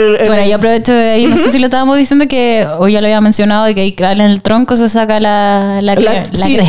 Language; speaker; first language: Spanish; native; Spanish